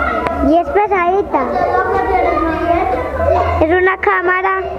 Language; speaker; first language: Spanish; native; Spanish